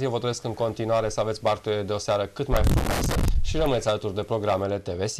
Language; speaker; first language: Romanian; native; Romanian